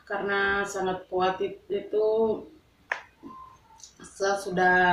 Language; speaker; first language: Indonesian; non-native, local second language; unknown